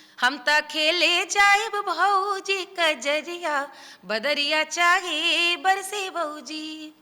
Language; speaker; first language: Hindi; native; Hindi